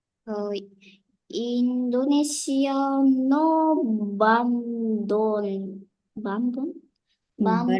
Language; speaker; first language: Japanese; non-native, learner; Indonesian